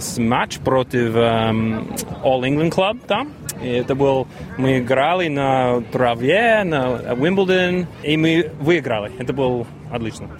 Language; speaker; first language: Russian; early bilingual, heritage; English